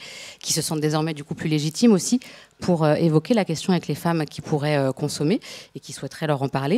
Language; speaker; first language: French; native; French